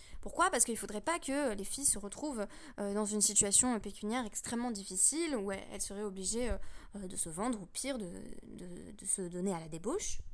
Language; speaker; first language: French; native; French